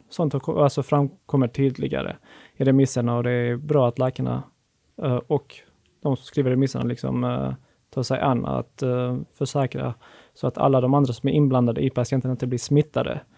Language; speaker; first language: Swedish; native; Swedish